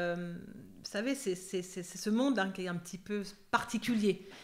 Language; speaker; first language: French; native; French